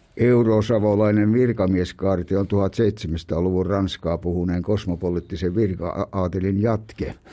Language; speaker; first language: Finnish; native; Finnish